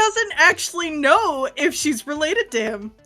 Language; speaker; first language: English; native; English